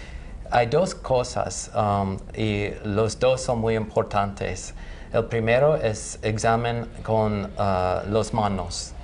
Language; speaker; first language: Spanish; non-native, learner; English